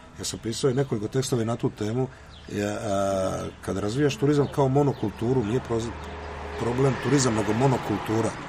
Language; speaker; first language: Croatian; native; Croatian